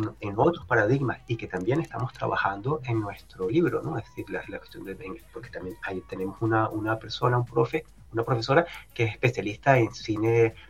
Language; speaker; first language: Spanish; native; Spanish